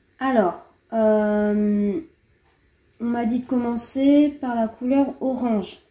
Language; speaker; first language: French; native; French